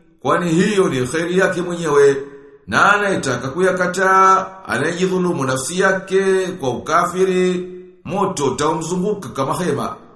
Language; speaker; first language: Swahili; native; Swahili